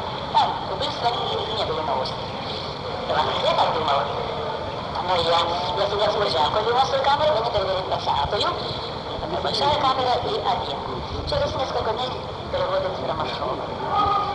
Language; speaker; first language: Russian; non-native, fluent; Lithuanian